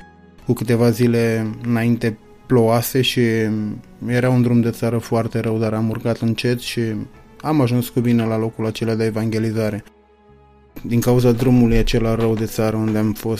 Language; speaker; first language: Romanian; native; Romanian